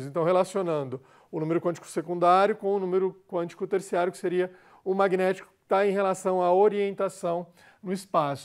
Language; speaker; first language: Portuguese; native; Portuguese